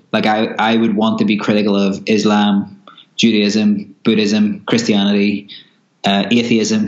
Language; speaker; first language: English; native; English